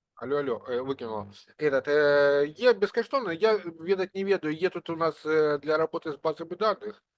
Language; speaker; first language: Russian; non-native, local second language; Ukrainian